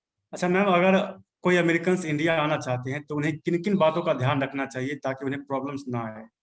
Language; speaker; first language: Hindi; native; Hindi